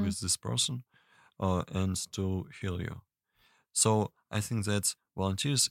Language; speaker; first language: English; non-native, learner; Russian